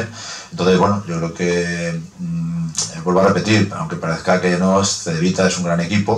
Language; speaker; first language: Spanish; native; Spanish